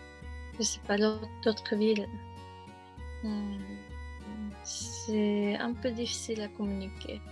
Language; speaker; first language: French; non-native, learner; Japanese